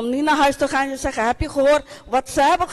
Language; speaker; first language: Dutch; non-native, local second language; Papiamento